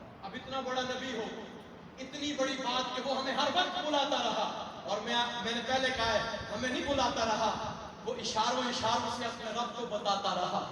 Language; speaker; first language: Urdu; native; Urdu